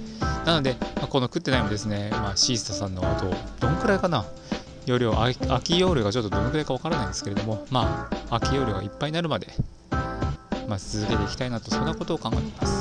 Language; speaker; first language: Japanese; native; Japanese